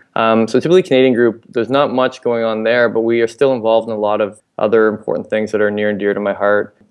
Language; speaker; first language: English; native; English